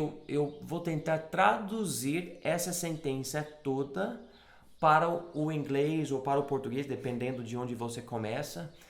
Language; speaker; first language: Portuguese; non-native, fluent; English